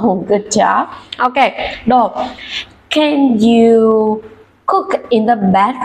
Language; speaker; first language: English; non-native, fluent; Vietnamese